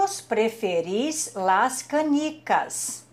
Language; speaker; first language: Spanish; non-native, fluent; Portuguese